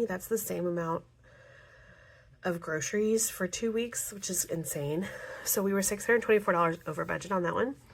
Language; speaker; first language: English; native; English